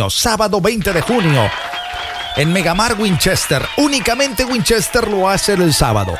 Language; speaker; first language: Spanish; native; Spanish